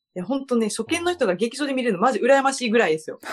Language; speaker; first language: Japanese; early bilingual, other home language; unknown